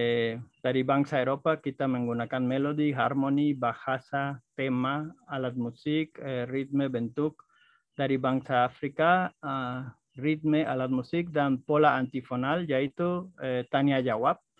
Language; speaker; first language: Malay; non-native, fluent; Spanish